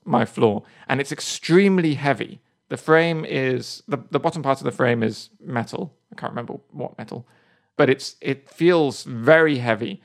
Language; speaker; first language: English; native; English